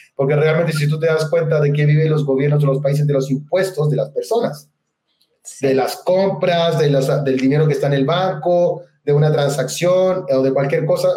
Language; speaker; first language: Spanish; native; Spanish